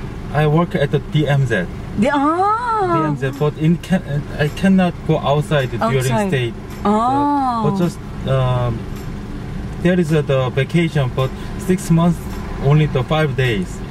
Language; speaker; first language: English; non-native, learner; Korean